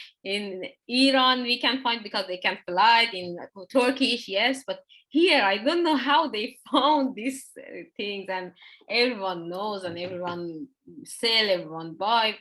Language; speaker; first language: English; non-native, learner; Persian